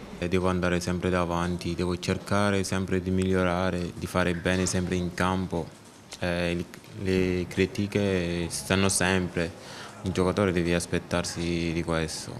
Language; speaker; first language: Italian; non-native, fluent; Wolof